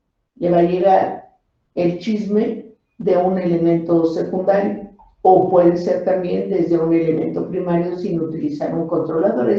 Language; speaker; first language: Spanish; native; Spanish